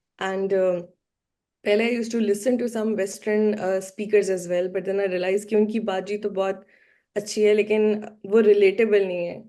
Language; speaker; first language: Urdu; native; Urdu